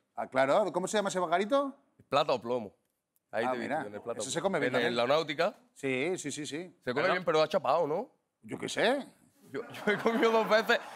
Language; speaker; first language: Spanish; native; Spanish